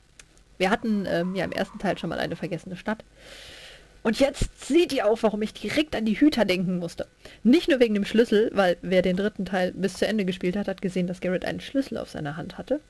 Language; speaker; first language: German; native; German